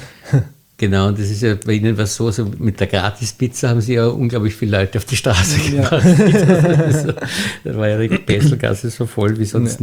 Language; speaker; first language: German; native; German